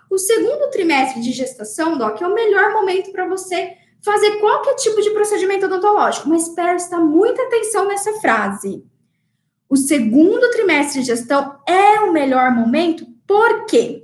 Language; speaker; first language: Portuguese; native; Portuguese